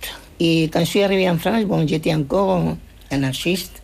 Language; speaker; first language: French; non-native, fluent; Spanish